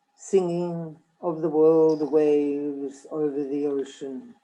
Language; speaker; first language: English; non-native, fluent; Lithuanian